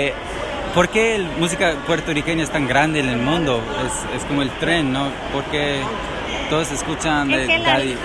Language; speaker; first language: Spanish; non-native, learner; English